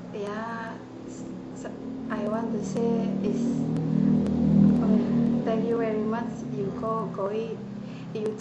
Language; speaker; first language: English; non-native, learner; Indonesian